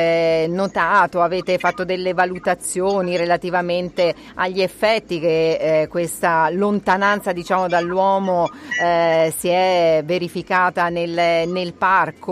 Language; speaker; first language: Italian; native; Italian